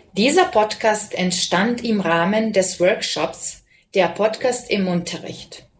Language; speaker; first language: German; non-native, fluent; Serbian